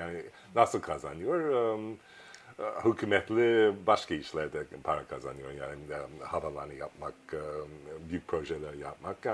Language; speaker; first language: Turkish; non-native, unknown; English